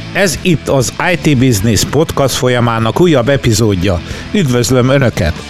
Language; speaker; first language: Hungarian; native; Hungarian